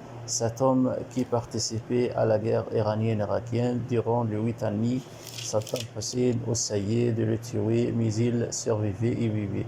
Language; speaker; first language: French; non-native, learner; Arabic